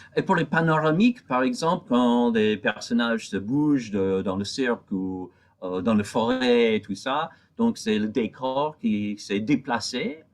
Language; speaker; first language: French; non-native, fluent; English